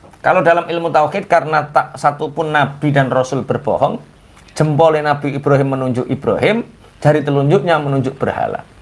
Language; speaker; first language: Indonesian; non-native, local second language; Javanese